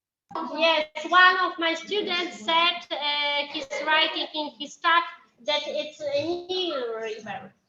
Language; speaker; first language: English; non-native, fluent; Polish